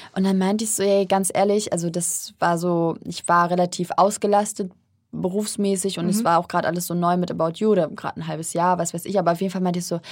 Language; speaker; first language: German; native; German